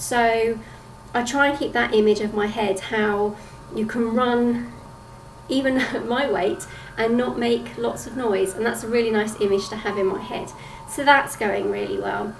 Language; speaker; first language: English; native; English